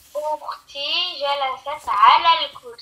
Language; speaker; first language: Arabic; non-native, learner; French